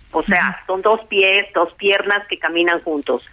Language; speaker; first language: Spanish; native; Spanish